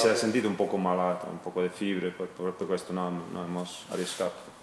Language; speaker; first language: Italian; non-native, learner; Croatian